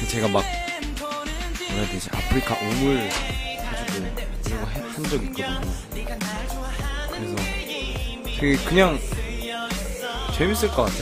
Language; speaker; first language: Korean; non-native, fluent; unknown